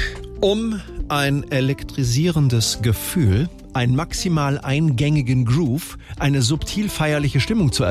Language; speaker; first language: German; native; German